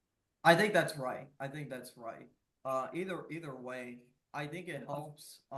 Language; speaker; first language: English; native; English